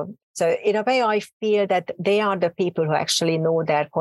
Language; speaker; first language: English; non-native, fluent; Hungarian